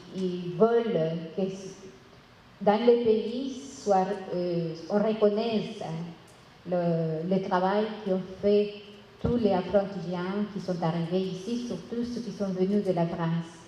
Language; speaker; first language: French; non-native, fluent; Spanish